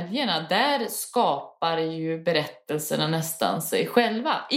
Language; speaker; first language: Swedish; native; Swedish